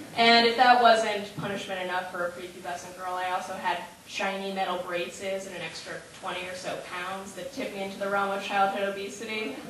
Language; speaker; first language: English; native; English